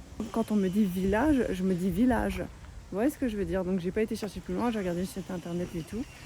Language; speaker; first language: French; native; French